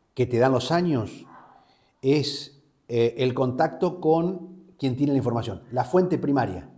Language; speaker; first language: Spanish; native; Spanish